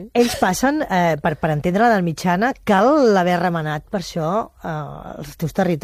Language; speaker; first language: Catalan; native; Catalan